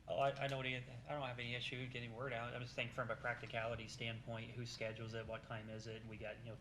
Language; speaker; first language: English; native; English